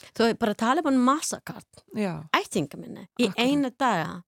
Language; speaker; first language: Icelandic; non-native, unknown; Persian